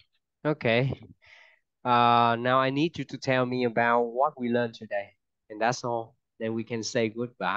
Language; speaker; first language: English; non-native, fluent; Vietnamese